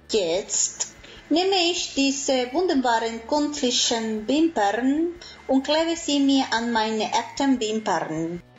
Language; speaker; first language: German; non-native, fluent; Spanish